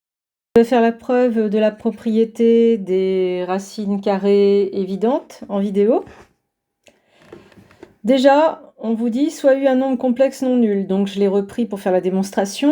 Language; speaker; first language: French; native; French